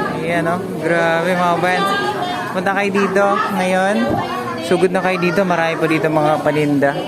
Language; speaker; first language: Filipino; non-native, local second language; Hiligaynon